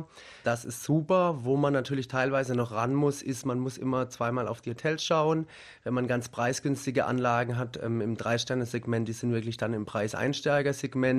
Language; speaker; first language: German; native; German